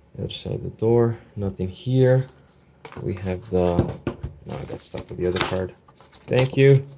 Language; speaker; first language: English; native; English